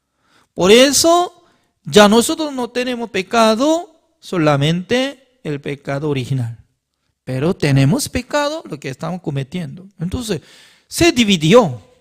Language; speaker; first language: Spanish; non-native, learner; Korean